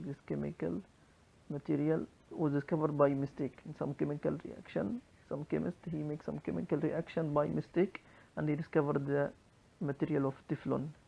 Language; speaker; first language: English; non-native, local second language; Arabic